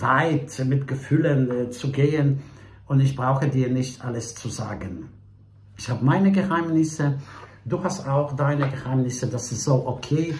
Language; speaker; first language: German; non-native, fluent; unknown